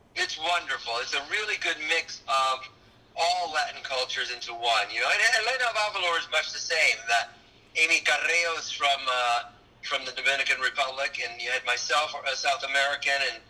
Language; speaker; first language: English; early bilingual, other home language; Spanish